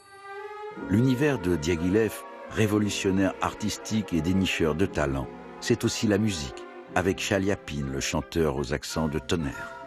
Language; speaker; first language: French; native; French